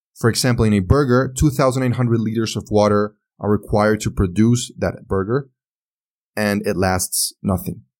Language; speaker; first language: English; non-native, fluent; Spanish